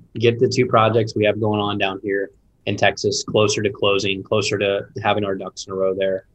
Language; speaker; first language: English; native; English